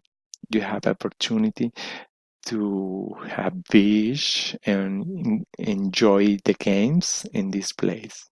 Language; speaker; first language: English; non-native, learner; Spanish